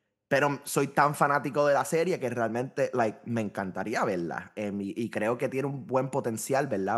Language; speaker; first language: Spanish; native; Spanish